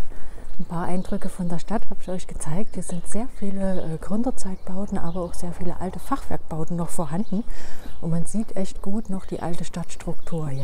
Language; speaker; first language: German; native; German